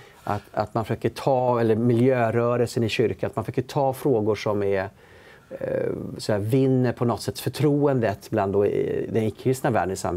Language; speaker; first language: Swedish; native; Swedish